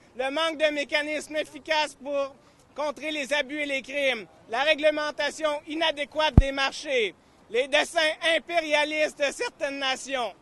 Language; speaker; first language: French; native; French